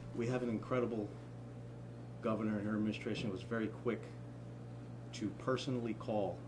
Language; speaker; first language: English; early bilingual, other home language; Spanish